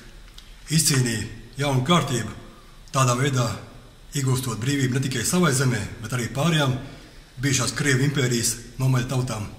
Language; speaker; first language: Latvian; native; Latvian